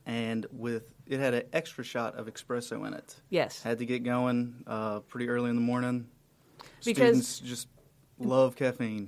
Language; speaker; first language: English; native; English